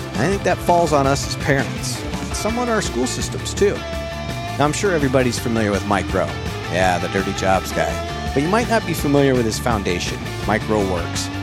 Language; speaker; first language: English; native; English